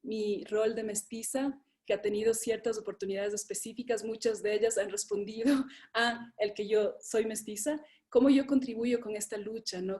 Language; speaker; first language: Spanish; native; Spanish